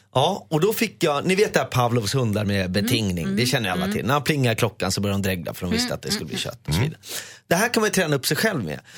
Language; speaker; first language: Swedish; native; Swedish